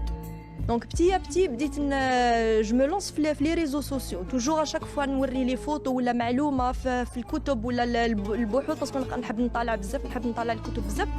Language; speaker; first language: Arabic; native; Arabic